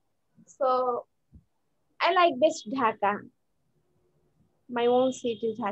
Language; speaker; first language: English; non-native, learner; Bangla